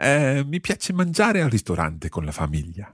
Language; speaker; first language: Italian; non-native, fluent; English